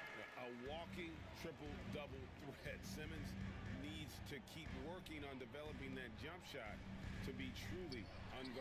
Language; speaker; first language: English; native; English